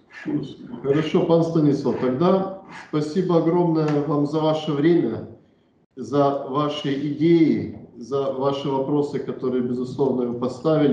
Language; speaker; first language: Russian; native; Russian